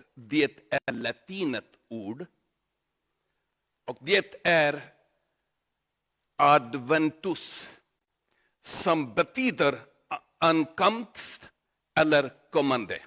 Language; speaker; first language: Swedish; non-native, learner; Urdu